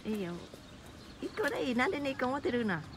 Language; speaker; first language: Japanese; non-native, learner; Vietnamese